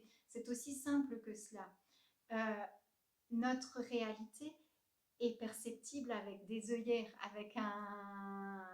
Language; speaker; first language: French; native; French